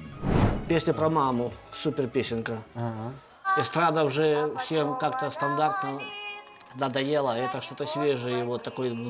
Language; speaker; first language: Russian; native; Russian